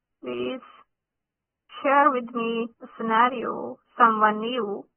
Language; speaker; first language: English; non-native, local second language; Urdu